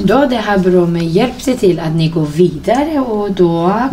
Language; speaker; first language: Swedish; non-native, fluent; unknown